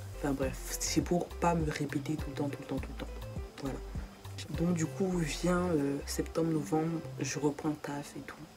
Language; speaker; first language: French; native; French